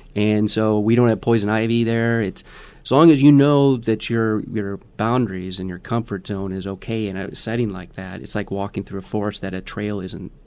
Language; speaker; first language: English; native; English